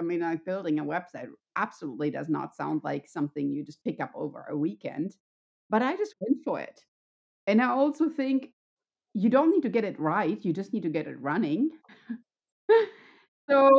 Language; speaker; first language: English; non-native, fluent; German